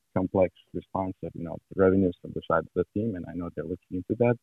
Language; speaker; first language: English; non-native, fluent; Serbian